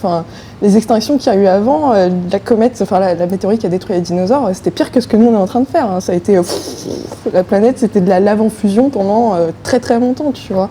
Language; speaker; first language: French; native; French